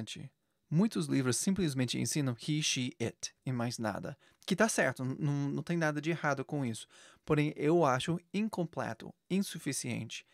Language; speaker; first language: Portuguese; non-native, fluent; English